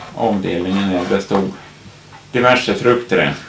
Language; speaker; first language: Swedish; native; Swedish